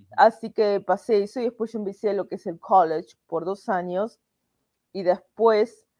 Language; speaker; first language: Spanish; native; Spanish